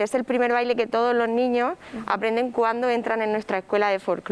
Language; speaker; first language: Spanish; native; Spanish